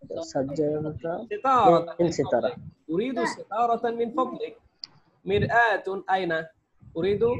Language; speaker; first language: Arabic; non-native, fluent; Bangla